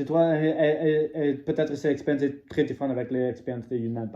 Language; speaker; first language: French; non-native, learner; English